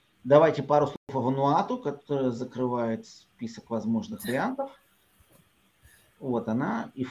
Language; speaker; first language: Russian; native; Russian